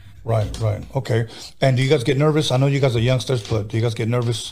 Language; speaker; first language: English; early bilingual, other home language; Spanish